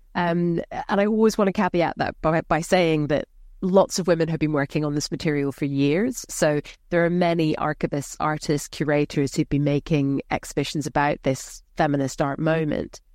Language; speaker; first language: English; native; English